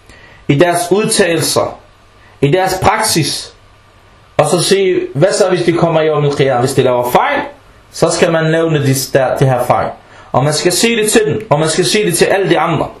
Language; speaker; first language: Danish; early bilingual, other home language; Arabic